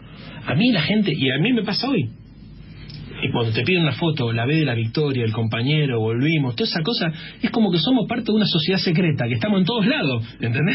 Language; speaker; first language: Spanish; native; Spanish